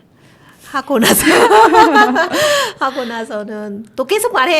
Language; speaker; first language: Korean; non-native, learner; Vietnamese